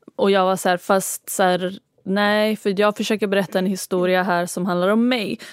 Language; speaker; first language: Swedish; early bilingual, other home language; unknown